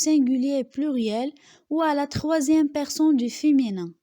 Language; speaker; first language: French; non-native, local second language; Arabic